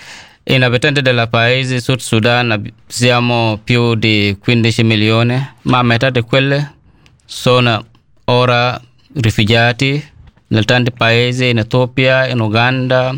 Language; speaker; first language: Italian; non-native, learner; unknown